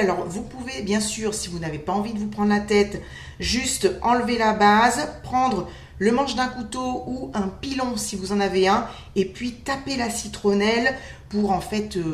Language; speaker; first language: French; native; French